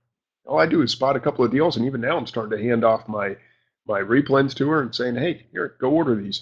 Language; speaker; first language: English; native; English